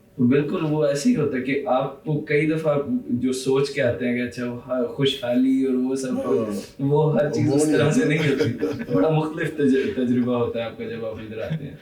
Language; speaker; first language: Urdu; native; Urdu